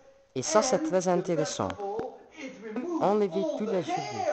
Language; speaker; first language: French; non-native, learner; Dutch